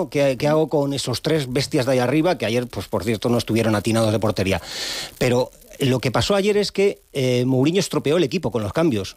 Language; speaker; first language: Spanish; native; Spanish